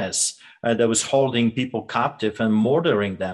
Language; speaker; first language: English; non-native, fluent; Polish